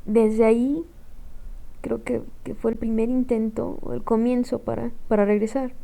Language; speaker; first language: Spanish; early bilingual, heritage; Spanish